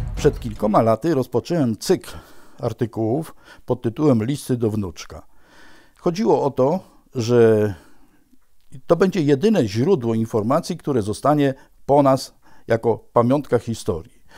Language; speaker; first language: Polish; native; Polish